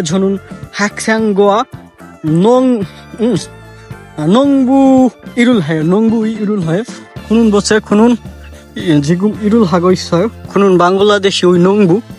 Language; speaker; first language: Korean; non-native, learner; Bangla